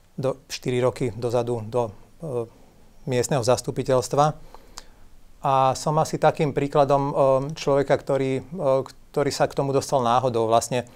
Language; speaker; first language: Slovak; native; Slovak